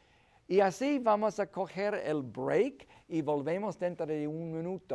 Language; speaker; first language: Spanish; non-native, fluent; English